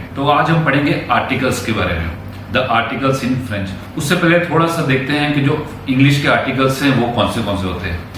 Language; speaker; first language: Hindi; native; Hindi